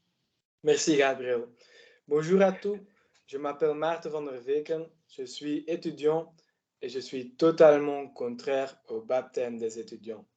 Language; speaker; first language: French; non-native, learner; Dutch